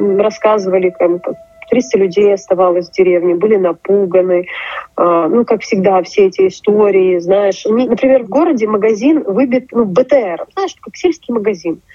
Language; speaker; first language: Russian; non-native, local second language; Ukrainian